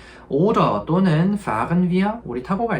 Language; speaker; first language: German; non-native, fluent; Korean